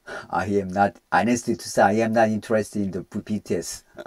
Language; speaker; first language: English; non-native, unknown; Korean